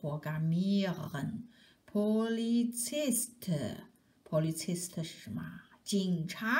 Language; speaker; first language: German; non-native, fluent; Chinese